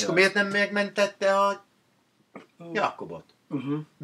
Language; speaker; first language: Hungarian; non-native, learner; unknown